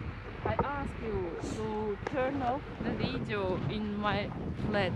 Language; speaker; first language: English; non-native, learner; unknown